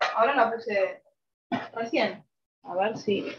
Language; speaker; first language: Spanish; native; Spanish